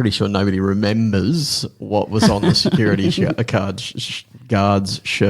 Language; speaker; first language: English; native; English